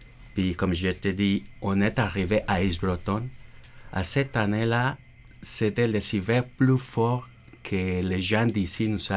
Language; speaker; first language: French; non-native, learner; Spanish